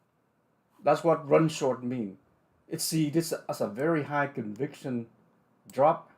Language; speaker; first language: English; non-native, fluent; Vietnamese